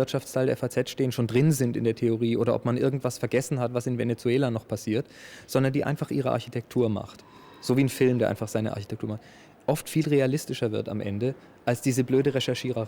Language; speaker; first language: German; native; German